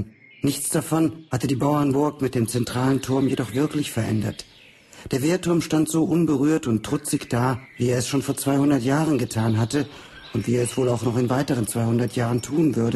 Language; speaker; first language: German; native; German